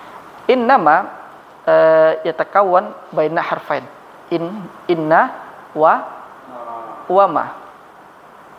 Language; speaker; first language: Arabic; non-native, fluent; Indonesian